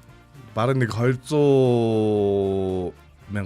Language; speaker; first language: Mongolian; native; Mongolian